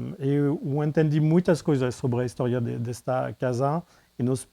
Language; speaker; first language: Portuguese; non-native, fluent; French